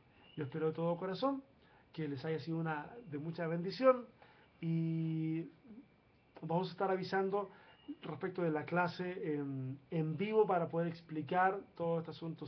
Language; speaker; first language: Spanish; native; Spanish